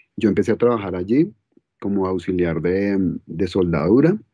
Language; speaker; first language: Spanish; native; Spanish